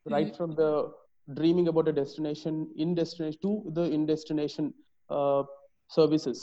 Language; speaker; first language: English; non-native, local second language; Telugu